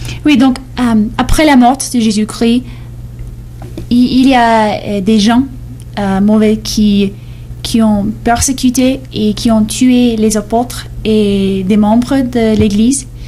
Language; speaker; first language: French; non-native, learner; English